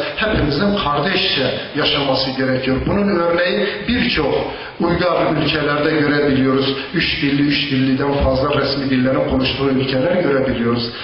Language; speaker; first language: Turkish; non-native, local second language; Zaza